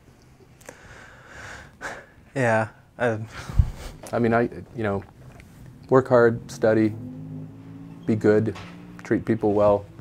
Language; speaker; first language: English; native; English